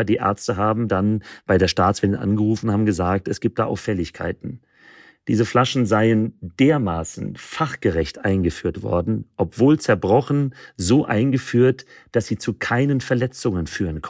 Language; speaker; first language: German; native; German